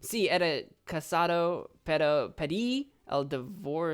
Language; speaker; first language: Spanish; non-native, learner; English